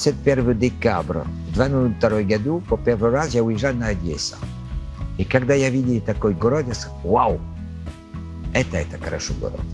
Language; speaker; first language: Russian; non-native, learner; French